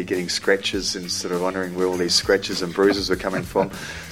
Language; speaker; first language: English; native; English